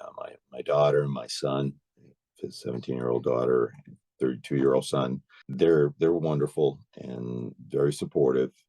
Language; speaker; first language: English; native; English